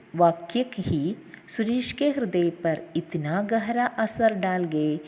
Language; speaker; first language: Hindi; non-native, local second language; Malayalam